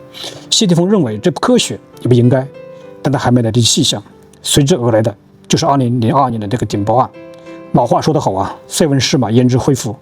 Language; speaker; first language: Chinese; native; Chinese